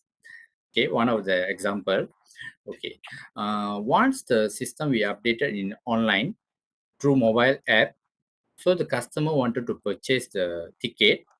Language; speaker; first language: English; non-native, local second language; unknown